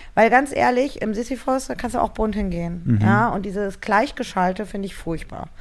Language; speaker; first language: German; native; German